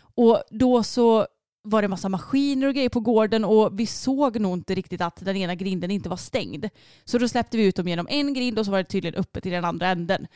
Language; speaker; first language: Swedish; native; Swedish